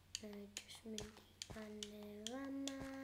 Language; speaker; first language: Welsh; non-native, local second language; English